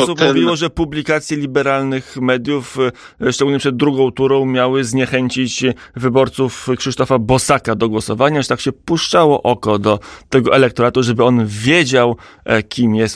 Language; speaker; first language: Polish; native; Polish